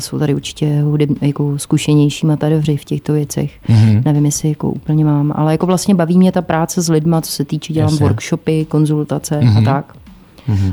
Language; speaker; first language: Czech; native; Czech